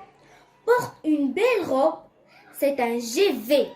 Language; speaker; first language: French; non-native, local second language; Arabic